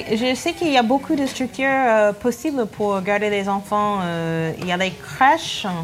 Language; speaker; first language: French; non-native, fluent; English